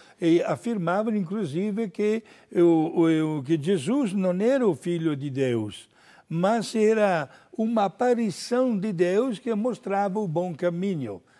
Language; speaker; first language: Portuguese; non-native, fluent; Italian